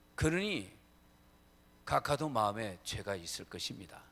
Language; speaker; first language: Korean; native; Korean